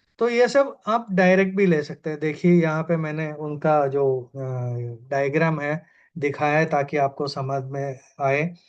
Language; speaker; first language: Hindi; non-native, local second language; Malayalam